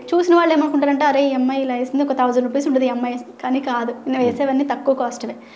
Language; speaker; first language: Telugu; non-native, local second language; Hindi